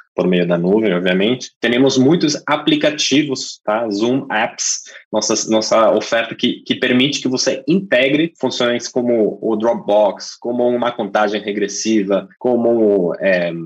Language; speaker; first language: Portuguese; non-native, fluent; English